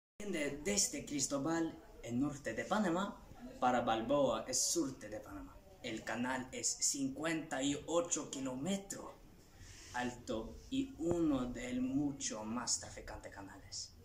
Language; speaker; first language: Spanish; non-native, learner; Swedish